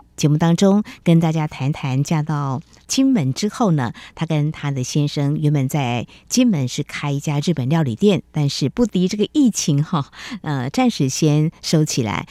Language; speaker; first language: Chinese; native; Chinese